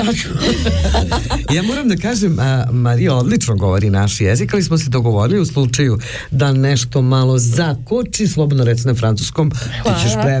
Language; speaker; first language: Serbian; native; Serbian